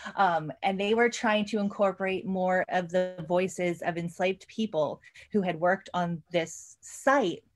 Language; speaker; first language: English; native; English